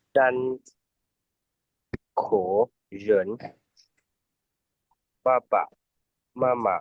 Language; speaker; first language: Chinese; non-native, learner; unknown